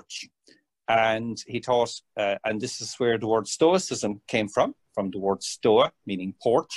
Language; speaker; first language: English; native; English